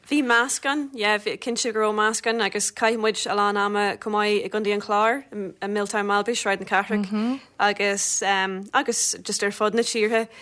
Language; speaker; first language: Irish; non-native, local second language; English